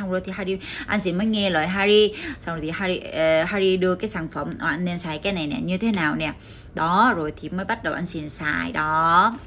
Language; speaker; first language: Vietnamese; early bilingual, heritage; Korean